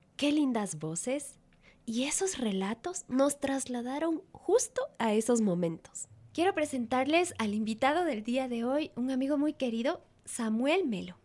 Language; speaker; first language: Spanish; native; Spanish